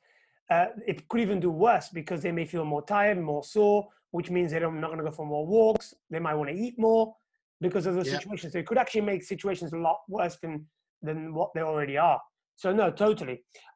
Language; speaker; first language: English; non-native, fluent; Portuguese